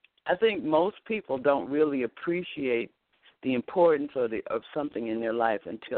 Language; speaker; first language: English; native; English